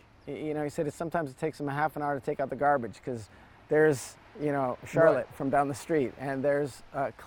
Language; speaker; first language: English; early bilingual, other home language; Serbian